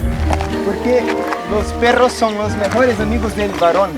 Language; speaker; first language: Spanish; non-native, learner; Portuguese